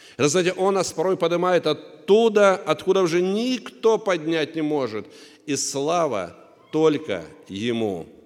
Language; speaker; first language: Russian; native; Russian